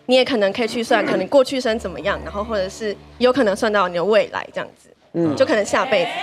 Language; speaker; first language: Chinese; native; Chinese